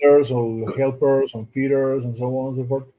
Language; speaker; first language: English; non-native, fluent; Spanish